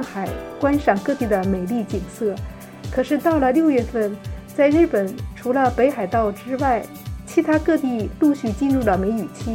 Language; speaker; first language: Chinese; native; Chinese